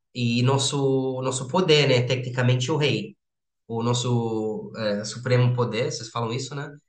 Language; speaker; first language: Portuguese; non-native, fluent; English